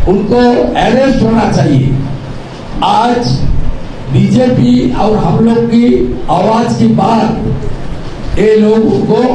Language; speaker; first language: Hindi; non-native, local second language; Bangla